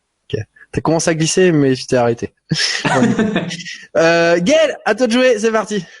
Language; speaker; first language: French; native; French